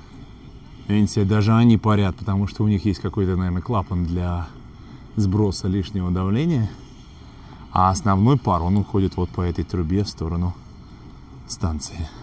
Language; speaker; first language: Russian; native; Russian